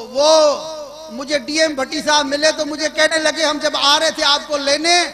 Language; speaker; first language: Urdu; non-native, local second language; Sindhi